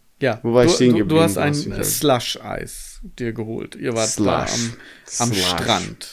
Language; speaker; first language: German; native; German